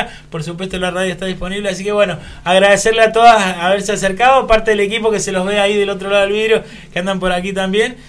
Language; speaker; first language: Spanish; native; Spanish